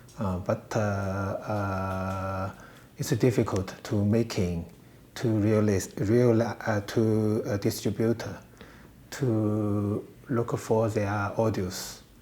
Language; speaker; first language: English; non-native, learner; Chinese